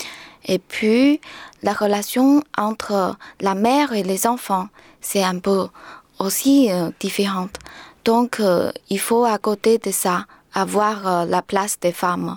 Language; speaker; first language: French; non-native, learner; Chinese